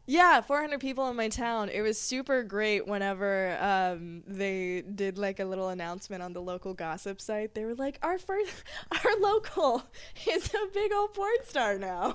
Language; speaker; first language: English; native; English